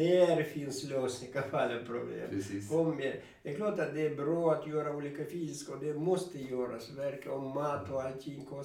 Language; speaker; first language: Swedish; non-native, fluent; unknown